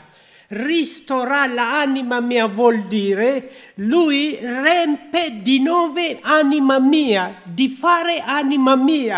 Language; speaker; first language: Italian; non-native, learner; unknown